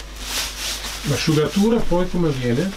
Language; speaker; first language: Italian; native; Italian